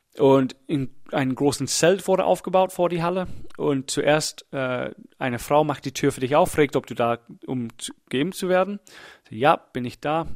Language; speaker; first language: German; non-native, fluent; English